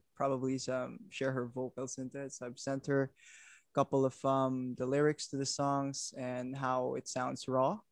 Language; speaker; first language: English; non-native, local second language; Filipino